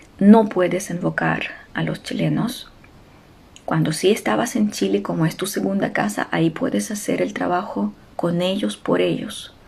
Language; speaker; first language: Spanish; non-native, fluent; Ukrainian